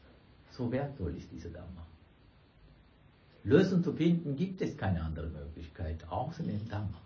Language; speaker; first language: German; non-native, fluent; Sinhala